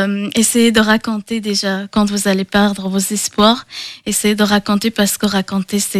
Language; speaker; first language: French; non-native, fluent; Persian